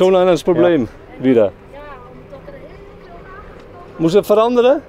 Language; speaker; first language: German; non-native, learner; Dutch